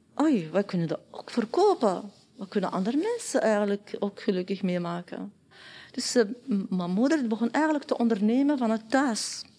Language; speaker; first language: Dutch; non-native, learner; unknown